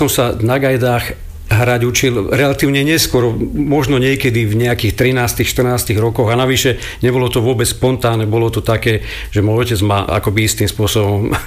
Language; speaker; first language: Slovak; native; Slovak